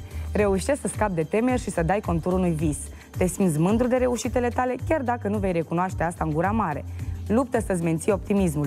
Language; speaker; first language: Romanian; native; Romanian